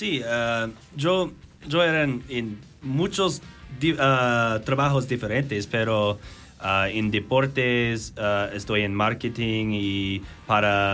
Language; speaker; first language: Spanish; non-native, learner; English